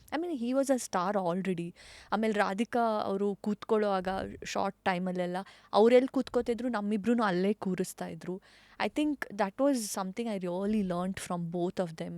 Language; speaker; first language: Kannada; non-native, local second language; Tulu